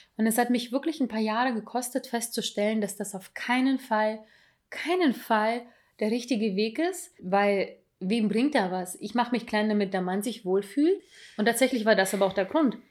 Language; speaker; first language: German; early bilingual, other home language; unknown